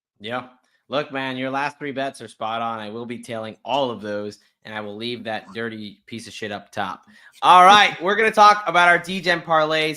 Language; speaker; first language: English; native; English